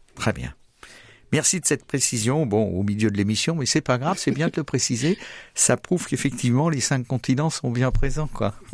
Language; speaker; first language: French; native; French